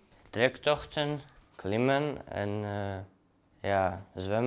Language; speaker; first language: Dutch; non-native, learner; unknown